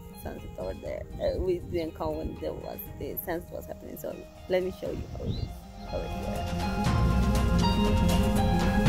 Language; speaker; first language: English; non-native, fluent; Spanish